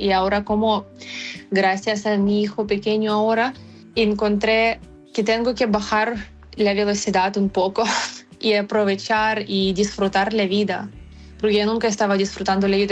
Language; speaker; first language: Spanish; non-native, fluent; Ukrainian